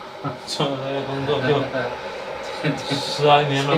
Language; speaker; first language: Chinese; native; Chinese